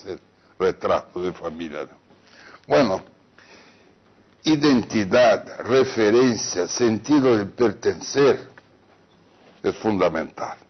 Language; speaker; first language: Spanish; non-native, fluent; Portuguese